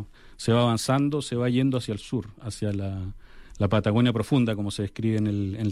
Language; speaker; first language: Spanish; native; Spanish